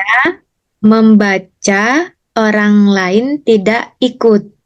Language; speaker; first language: Indonesian; non-native, learner; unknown